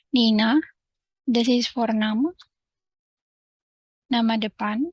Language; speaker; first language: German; non-native, fluent; Indonesian